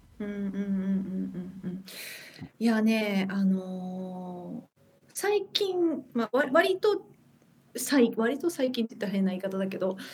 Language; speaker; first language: Japanese; early bilingual, heritage; Japanese